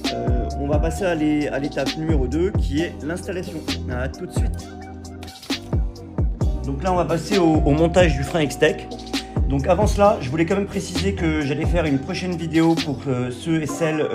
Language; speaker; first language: French; native; French